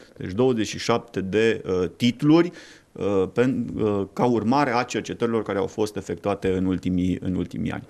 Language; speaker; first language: Romanian; native; Romanian